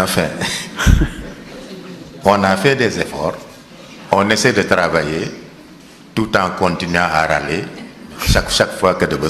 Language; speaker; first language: French; non-native, local second language; Wolof